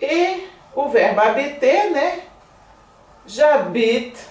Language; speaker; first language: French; non-native, fluent; Portuguese